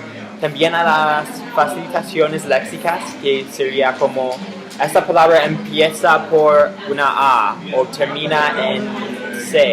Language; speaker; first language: Spanish; non-native, fluent; English